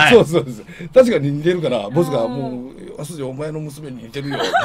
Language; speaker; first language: Japanese; native; Japanese